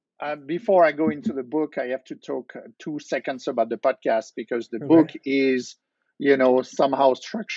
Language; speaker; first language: English; non-native, fluent; French